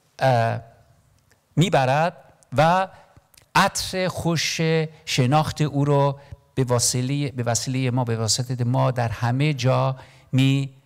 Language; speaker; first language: Persian; non-native, local second language; Armenian